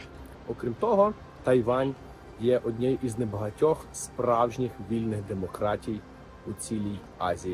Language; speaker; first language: Ukrainian; native; Ukrainian